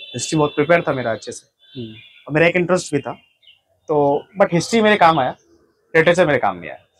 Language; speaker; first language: Hindi; native; Hindi